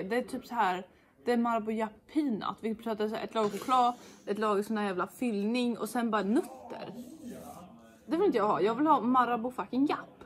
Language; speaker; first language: Swedish; native; Swedish